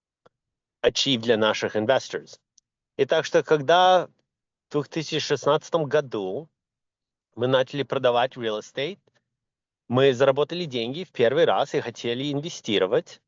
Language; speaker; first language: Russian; early bilingual, heritage; Russian